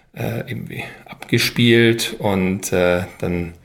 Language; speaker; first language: German; native; German